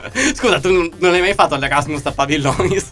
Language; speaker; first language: Italian; native; Italian